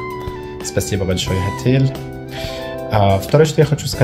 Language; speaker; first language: Russian; non-native, learner; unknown